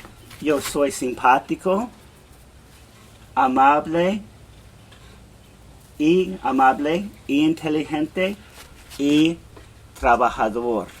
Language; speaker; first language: Spanish; non-native, fluent; English